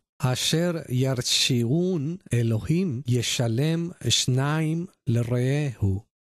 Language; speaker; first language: Hebrew; non-native, learner; Spanish